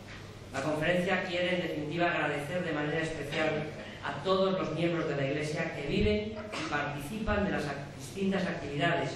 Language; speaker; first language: Spanish; native; Spanish